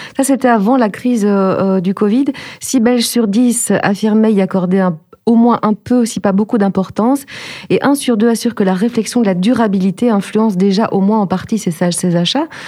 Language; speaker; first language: French; native; French